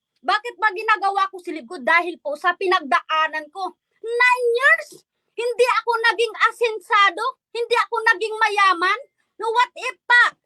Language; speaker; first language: Filipino; non-native, local second language; Waray